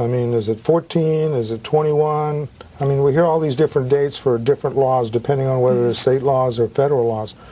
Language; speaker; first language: English; early bilingual, other home language; Spanish